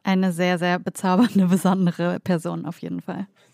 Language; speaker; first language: German; native; German